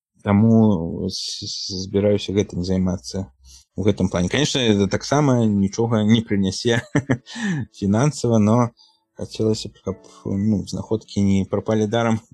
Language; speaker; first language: Belarusian; native; Belarusian